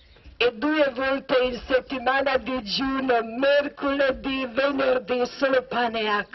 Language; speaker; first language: Italian; non-native, learner; Croatian